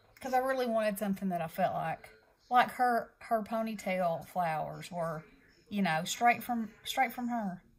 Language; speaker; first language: English; native; English